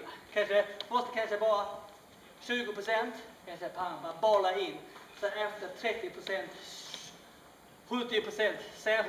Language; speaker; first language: Swedish; non-native, learner; Chinese